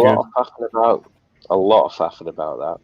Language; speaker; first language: English; native; English